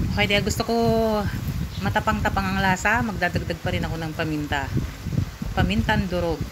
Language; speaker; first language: Filipino; non-native, local second language; Bikol